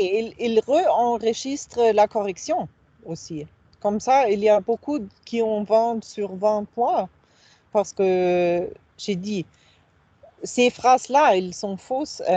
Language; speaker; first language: French; non-native, fluent; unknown